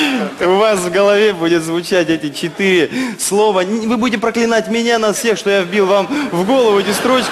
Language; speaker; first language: Russian; native; Russian